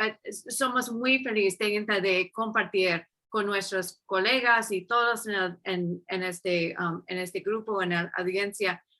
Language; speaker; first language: Spanish; non-native, fluent; English